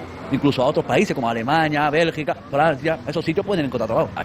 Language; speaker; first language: Spanish; native; Spanish